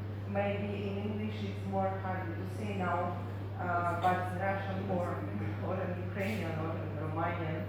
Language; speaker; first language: English; non-native, learner; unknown